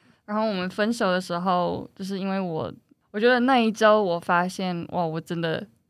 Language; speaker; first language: Chinese; non-native, fluent; English